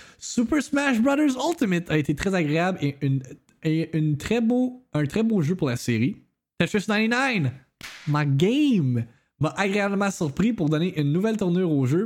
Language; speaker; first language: French; native; French